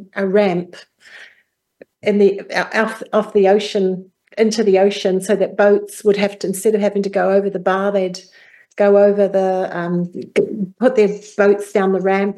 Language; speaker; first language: English; native; English